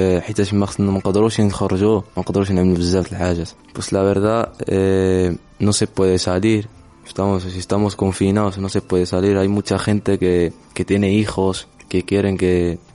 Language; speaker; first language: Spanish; non-native, learner; Arabic